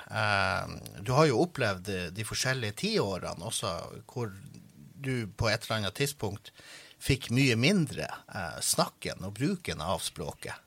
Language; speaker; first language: Norwegian; native; Norwegian